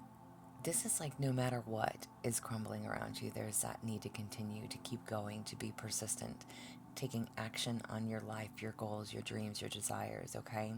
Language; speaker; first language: English; native; English